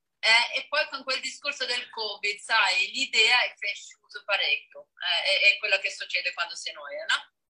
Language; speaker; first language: Italian; non-native, fluent; Danish